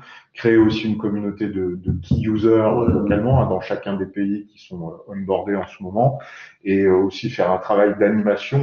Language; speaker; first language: French; native; French